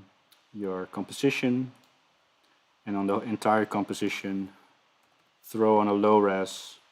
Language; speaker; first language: English; non-native, fluent; Dutch